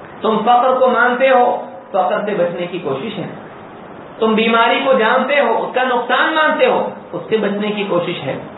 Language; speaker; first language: Urdu; native; Urdu